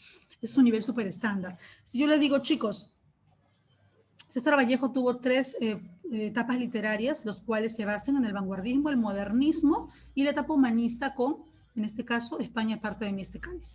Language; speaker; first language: Spanish; native; Spanish